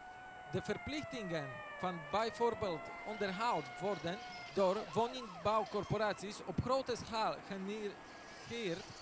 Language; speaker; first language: Dutch; non-native, fluent; Polish